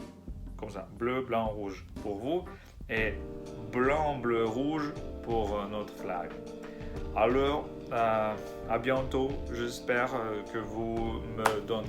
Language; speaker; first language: French; non-native, learner; Russian